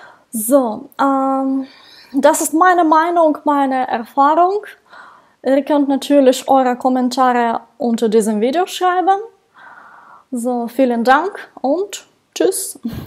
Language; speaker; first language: German; non-native, fluent; Russian